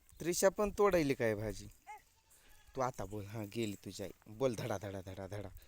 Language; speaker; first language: Marathi; native; Marathi